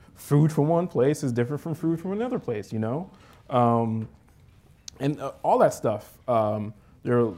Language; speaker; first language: English; early bilingual, other home language; Haitian Creole